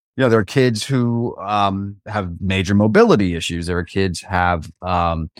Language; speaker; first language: English; native; English